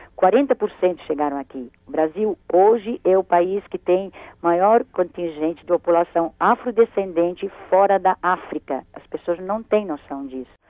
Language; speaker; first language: Portuguese; early bilingual, other home language; Spanish